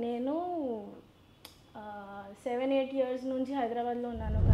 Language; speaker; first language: Telugu; non-native, learner; Gujarati